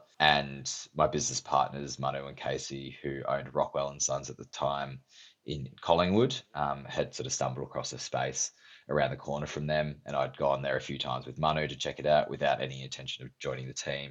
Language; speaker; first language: English; native; English